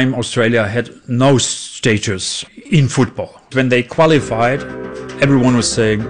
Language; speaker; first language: English; non-native, learner; German